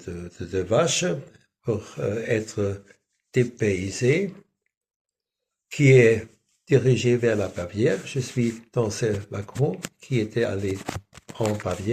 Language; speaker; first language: French; non-native, fluent; German